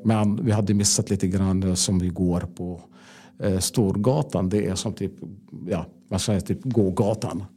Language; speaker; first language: Swedish; non-native, fluent; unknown